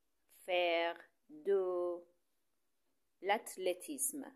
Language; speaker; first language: French; non-native, fluent; Persian